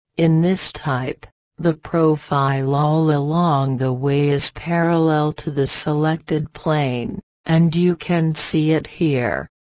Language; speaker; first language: English; non-native, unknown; Persian